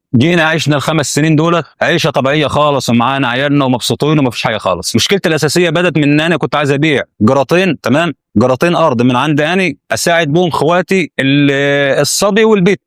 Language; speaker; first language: Arabic; native; Arabic